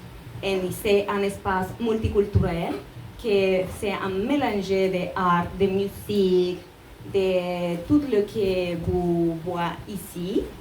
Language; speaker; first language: French; non-native, learner; Spanish